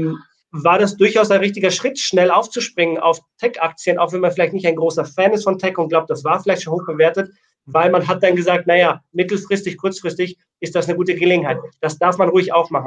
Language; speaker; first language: German; native; German